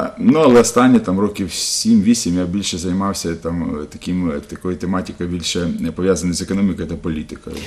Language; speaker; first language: Ukrainian; non-native, local second language; Russian